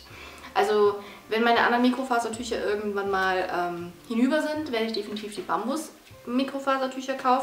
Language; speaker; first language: German; native; German